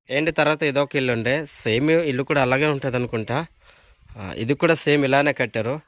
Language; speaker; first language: Telugu; non-native, local second language; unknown